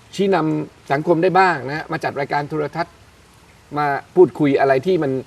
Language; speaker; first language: Thai; native; Thai